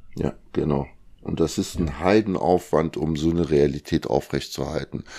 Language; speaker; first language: German; early bilingual, other home language; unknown